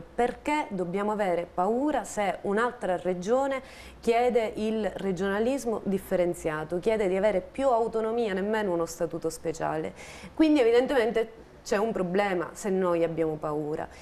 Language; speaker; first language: Italian; native; Italian